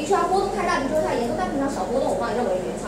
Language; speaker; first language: Chinese; native; Chinese